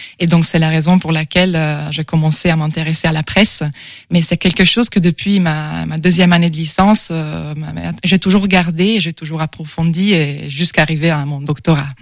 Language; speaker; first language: French; non-native, fluent; Italian